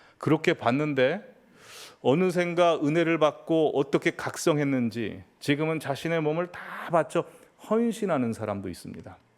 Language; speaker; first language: Korean; native; Korean